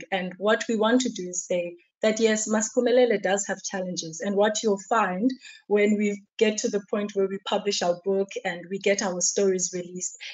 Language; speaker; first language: English; non-native, local second language; Xhosa